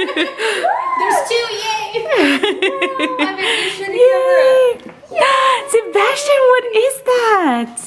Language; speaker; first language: English; native; English